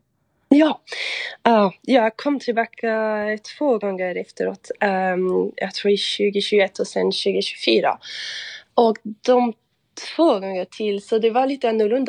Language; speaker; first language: Swedish; non-native, fluent; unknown